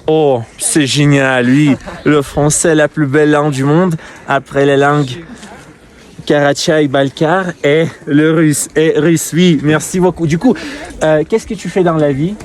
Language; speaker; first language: French; non-native, fluent; Russian